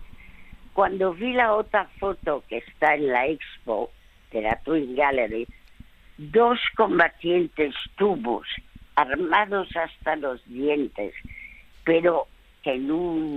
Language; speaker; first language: Spanish; early bilingual, other home language; French